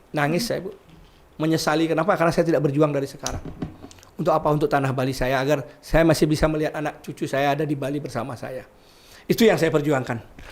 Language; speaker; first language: Indonesian; non-native, local second language; Balinese